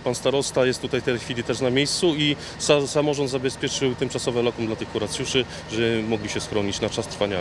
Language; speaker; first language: Polish; native; Polish